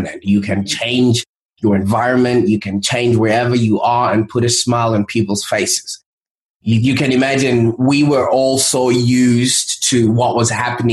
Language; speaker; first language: English; non-native, local second language; Shona